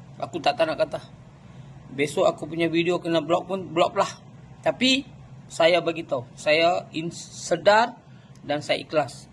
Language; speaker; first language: Malay; non-native, local second language; Tamil